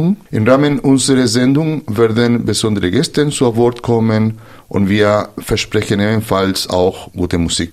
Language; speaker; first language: German; non-native, fluent; Spanish